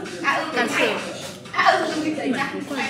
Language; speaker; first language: Chinese; non-native, fluent; Vietnamese